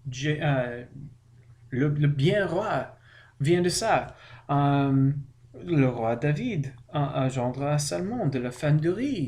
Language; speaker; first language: French; non-native, learner; English